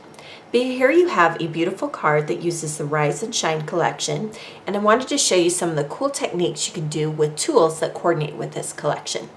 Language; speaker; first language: English; native; English